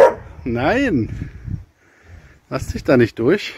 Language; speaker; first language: German; native; German